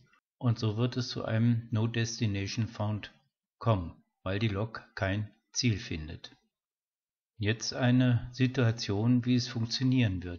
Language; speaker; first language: German; native; German